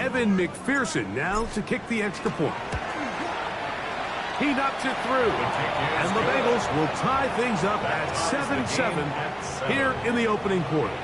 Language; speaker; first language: English; native; English